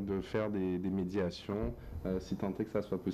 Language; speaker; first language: French; native; French